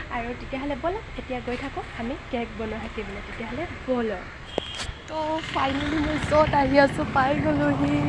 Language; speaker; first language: Assamese; native; Assamese